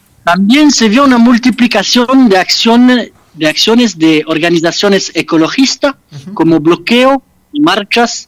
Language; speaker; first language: Spanish; non-native, fluent; French